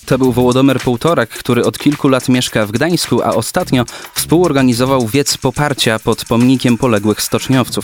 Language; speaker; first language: Polish; native; Polish